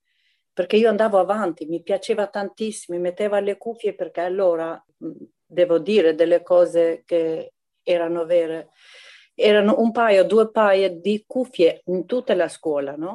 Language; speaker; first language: Italian; non-native, fluent; Albanian